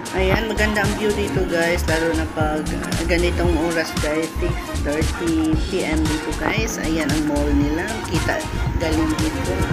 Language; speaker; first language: Filipino; non-native, local second language; Cebuano